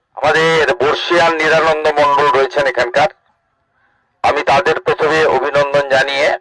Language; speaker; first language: Bangla; native; Bangla